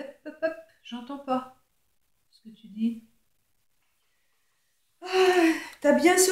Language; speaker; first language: French; native; French